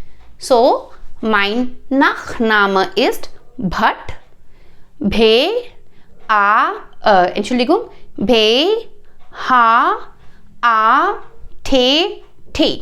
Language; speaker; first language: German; non-native, fluent; Hindi